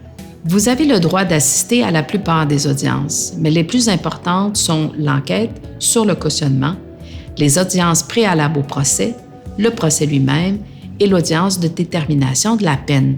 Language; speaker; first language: French; native; French